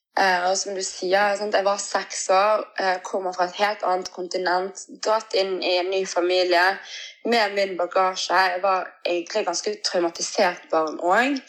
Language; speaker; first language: Norwegian; early bilingual, other home language; Portuguese